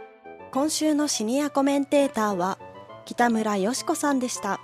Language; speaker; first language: Japanese; native; Japanese